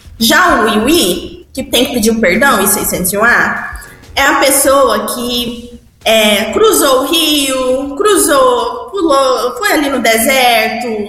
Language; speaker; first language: Portuguese; early bilingual, heritage; Portuguese